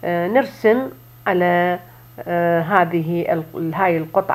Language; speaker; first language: Arabic; native; Arabic